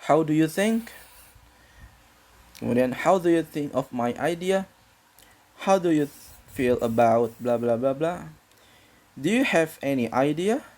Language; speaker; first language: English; non-native, fluent; Indonesian